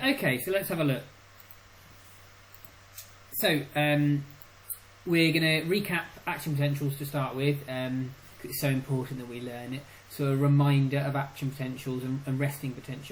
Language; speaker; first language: English; native; English